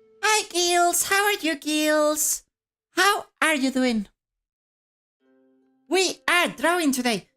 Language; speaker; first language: English; non-native, fluent; Spanish